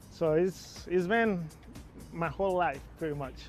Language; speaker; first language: English; non-native, fluent; Spanish